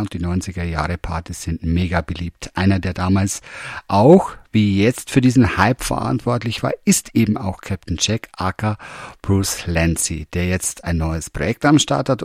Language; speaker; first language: German; native; German